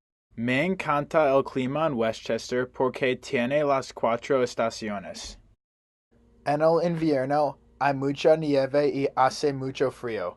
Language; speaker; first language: Spanish; non-native, learner; English